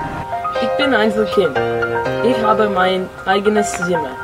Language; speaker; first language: German; non-native, learner; English